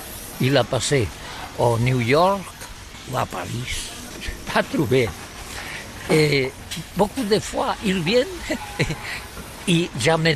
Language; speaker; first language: French; non-native, learner; Catalan